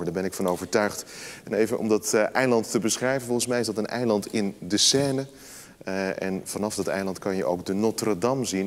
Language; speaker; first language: Dutch; native; Dutch